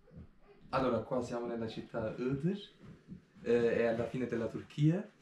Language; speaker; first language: Italian; non-native, fluent; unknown